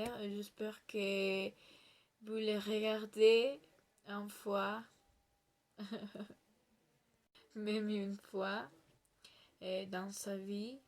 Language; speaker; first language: French; non-native, learner; Spanish